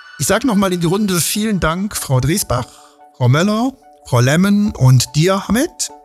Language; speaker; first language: German; native; German